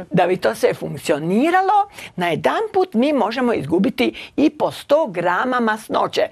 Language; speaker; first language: Croatian; native; Croatian